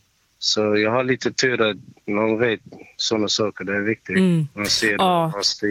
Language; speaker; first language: Swedish; non-native, fluent; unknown